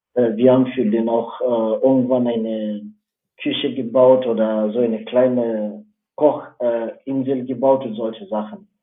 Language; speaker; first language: German; non-native, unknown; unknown